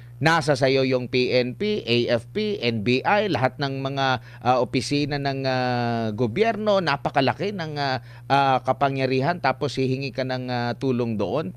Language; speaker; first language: Filipino; non-native, local second language; Cebuano